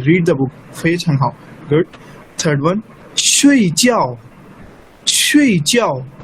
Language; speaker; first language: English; non-native, local second language; Urdu